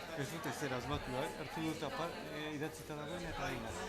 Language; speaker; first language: Basque; native; Basque